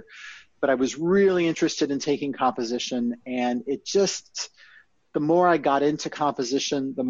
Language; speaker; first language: English; native; English